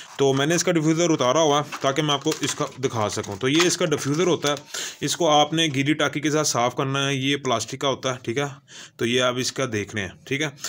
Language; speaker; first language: Urdu; non-native, local second language; Punjabi